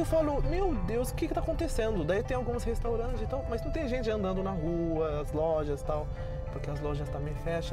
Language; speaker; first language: Portuguese; non-native, learner; Arabic